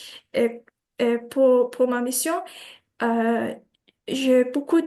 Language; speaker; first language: French; non-native, learner; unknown